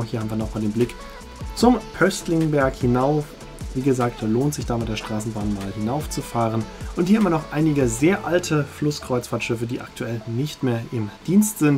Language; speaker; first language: German; native; German